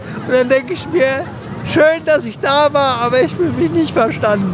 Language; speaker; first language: German; native; German